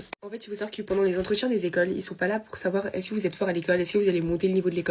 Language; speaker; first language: French; native; French